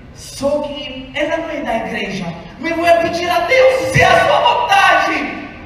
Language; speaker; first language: Portuguese; non-native, fluent; Italian